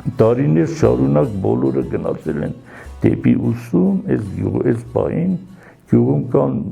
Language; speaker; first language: Armenian; non-native, local second language; Kurdish